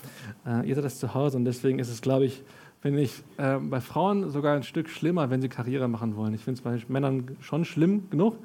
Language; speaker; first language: German; native; German